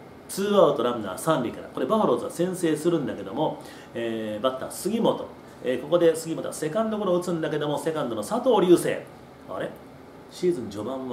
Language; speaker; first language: Japanese; native; Japanese